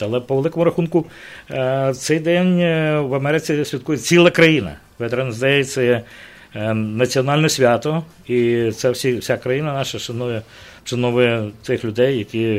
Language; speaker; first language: Ukrainian; native; Ukrainian